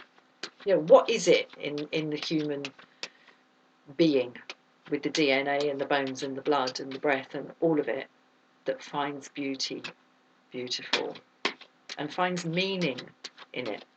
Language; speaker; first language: English; native; English